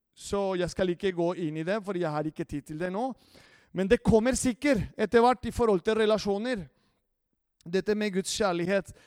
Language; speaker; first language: Norwegian; non-native, fluent; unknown